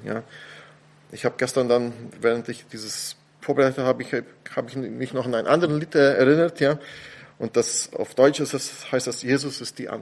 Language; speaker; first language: German; non-native, fluent; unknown